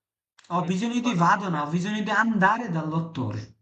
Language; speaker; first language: Italian; non-native, fluent; Bangla